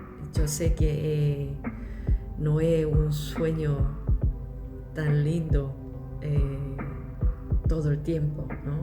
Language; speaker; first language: Spanish; non-native, local second language; Korean